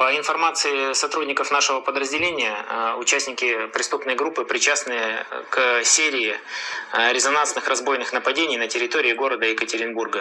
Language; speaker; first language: Russian; native; Russian